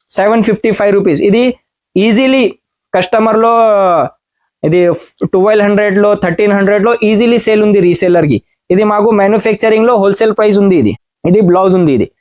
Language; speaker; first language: Telugu; non-native, learner; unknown